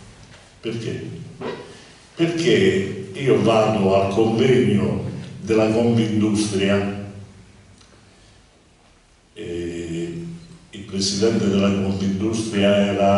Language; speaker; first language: Italian; native; Italian